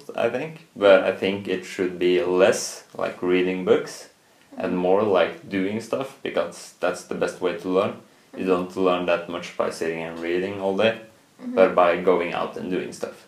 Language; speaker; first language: English; non-native, fluent; Norwegian